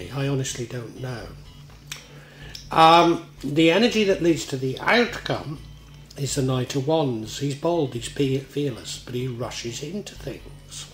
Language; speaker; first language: English; native; English